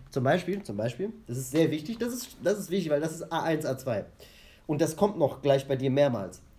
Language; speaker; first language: German; non-native, fluent; Arabic